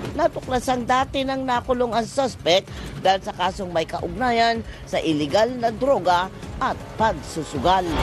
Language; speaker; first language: Filipino; native; Filipino